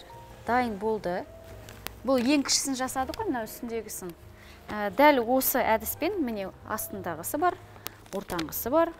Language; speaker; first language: Kazakh; native; Kazakh